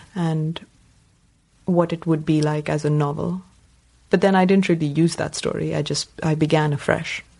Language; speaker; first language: English; non-native, local second language; Tamil